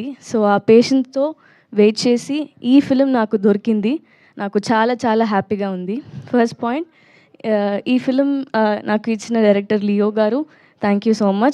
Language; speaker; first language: Telugu; non-native, learner; Tamil